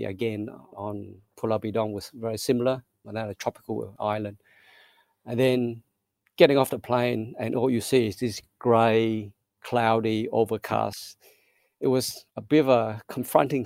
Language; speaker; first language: English; early bilingual, other home language; Vietnamese